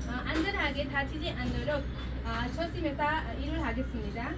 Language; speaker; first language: Korean; non-native, learner; Nepali